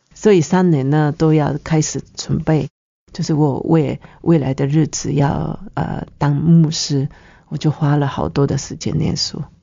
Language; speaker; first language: Chinese; non-native, fluent; Japanese